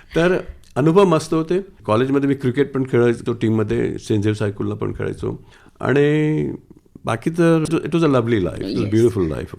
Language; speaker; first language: Marathi; non-native, local second language; Sindhi